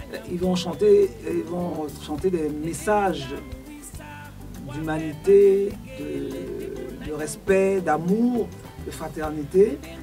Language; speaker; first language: French; non-native, local second language; Duala